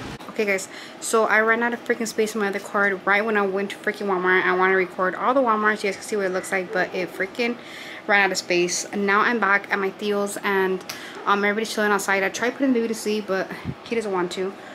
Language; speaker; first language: English; early bilingual, other home language; Spanish